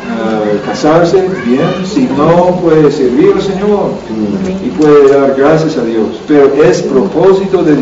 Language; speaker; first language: Spanish; non-native, learner; English